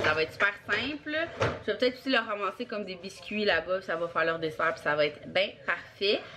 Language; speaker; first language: French; native; French